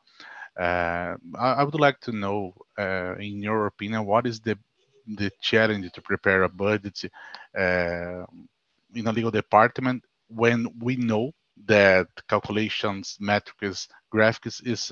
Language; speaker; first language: English; non-native, fluent; Portuguese